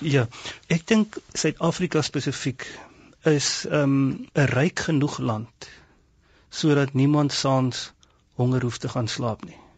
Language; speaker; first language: Afrikaans; native; Afrikaans